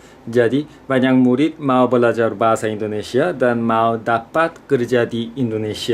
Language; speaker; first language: Indonesian; non-native, fluent; Korean